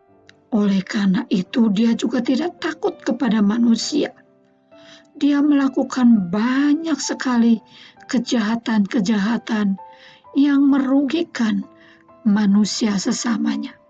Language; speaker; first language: Indonesian; native; Indonesian